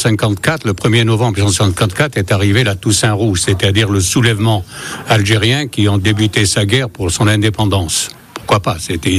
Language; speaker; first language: French; native; French